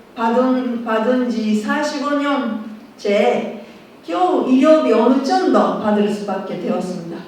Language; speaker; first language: Korean; non-native, fluent; Japanese